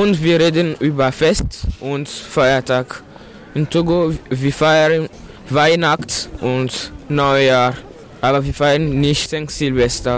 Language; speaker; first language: German; non-native, learner; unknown